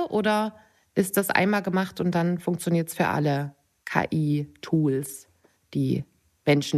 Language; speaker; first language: German; native; German